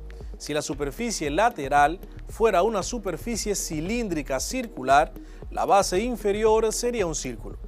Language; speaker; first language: Spanish; native; Spanish